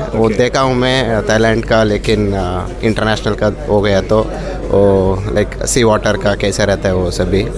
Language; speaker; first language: Hindi; non-native, local second language; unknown